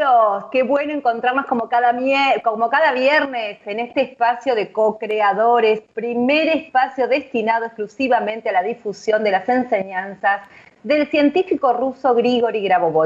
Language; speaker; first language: Spanish; native; Spanish